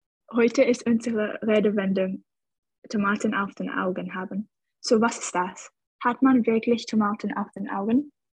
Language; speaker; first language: German; non-native, learner; English